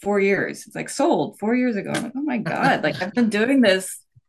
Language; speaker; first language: English; native; English